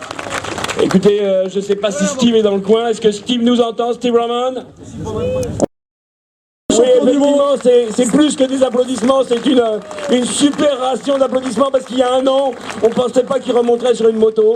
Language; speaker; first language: French; native; French